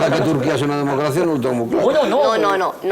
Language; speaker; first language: Spanish; native; Spanish